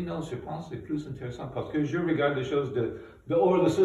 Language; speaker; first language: French; non-native, fluent; English